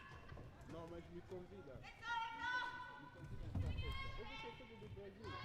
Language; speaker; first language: Portuguese; non-native, learner; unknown